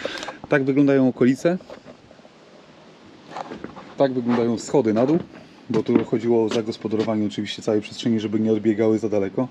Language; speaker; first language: Polish; native; Polish